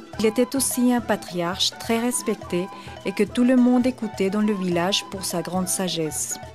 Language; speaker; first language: French; native; French